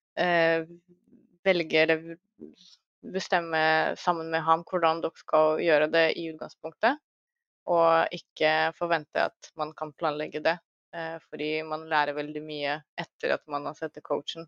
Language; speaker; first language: Norwegian; non-native, fluent; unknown